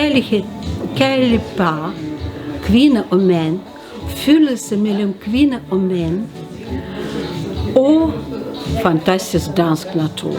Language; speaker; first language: Danish; non-native, learner; Russian